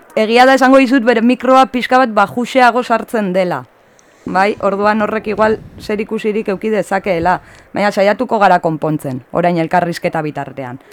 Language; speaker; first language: Basque; native; Basque